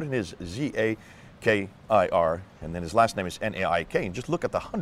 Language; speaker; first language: English; native; English